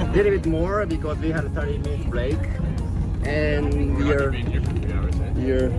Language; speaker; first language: English; non-native, learner; Japanese